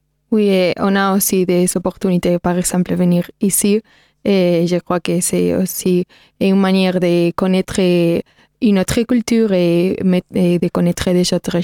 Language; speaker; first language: French; non-native, learner; Spanish